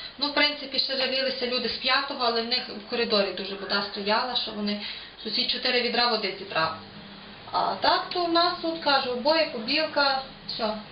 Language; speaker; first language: Ukrainian; native; Ukrainian